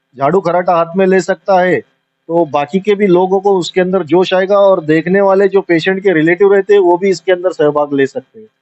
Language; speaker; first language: Hindi; non-native, local second language; Marathi